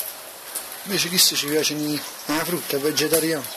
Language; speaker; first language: Italian; non-native, local second language; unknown